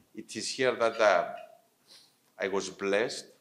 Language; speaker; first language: English; non-native, fluent; Greek